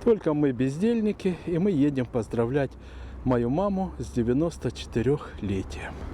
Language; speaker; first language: Russian; native; Russian